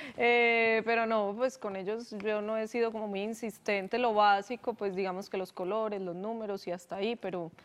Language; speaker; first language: Spanish; native; Spanish